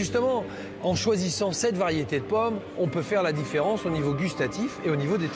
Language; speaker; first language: French; native; French